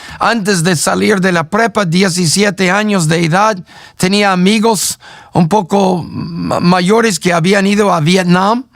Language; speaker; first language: Spanish; non-native, fluent; English